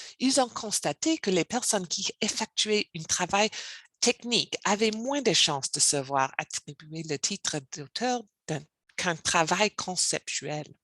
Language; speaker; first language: French; non-native, learner; English